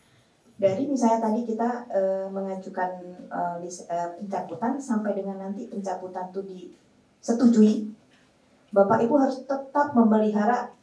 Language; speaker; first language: Indonesian; native; Indonesian